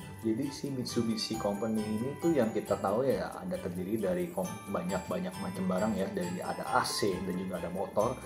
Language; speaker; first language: Indonesian; native; Indonesian